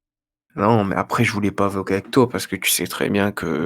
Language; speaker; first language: French; native; French